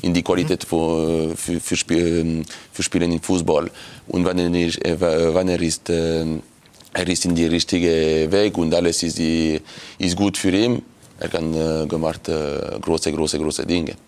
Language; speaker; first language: German; non-native, local second language; French